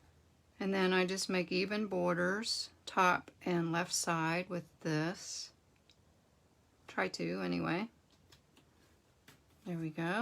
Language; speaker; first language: English; native; English